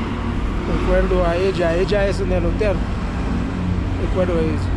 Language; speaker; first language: Spanish; non-native, learner; Haitian Creole